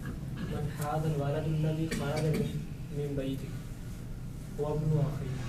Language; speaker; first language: Arabic; non-native, learner; Urdu